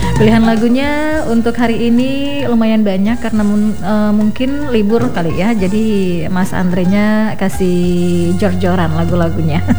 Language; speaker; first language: Indonesian; native; Indonesian